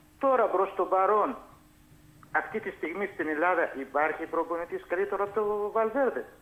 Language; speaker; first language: Greek; non-native, fluent; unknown